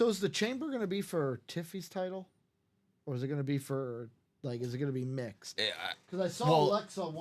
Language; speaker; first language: English; native; English